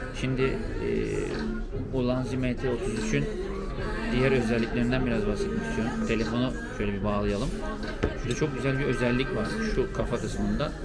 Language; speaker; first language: Turkish; native; Turkish